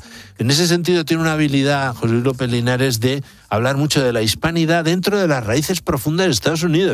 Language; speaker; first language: Spanish; native; Spanish